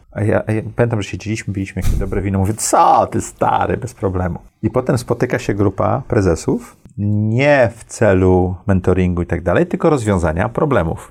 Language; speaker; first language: Polish; early bilingual, heritage; Polish